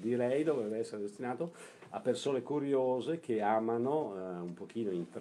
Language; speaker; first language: Italian; native; Italian